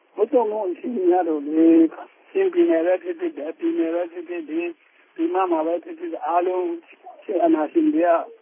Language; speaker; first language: Burmese; non-native, local second language; Tedim Chin